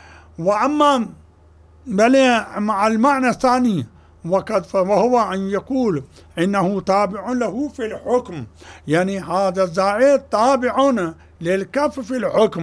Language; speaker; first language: Arabic; non-native, fluent; Urdu